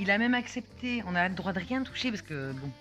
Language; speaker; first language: French; native; French